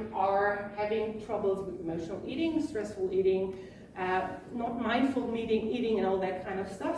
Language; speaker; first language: English; non-native, fluent; German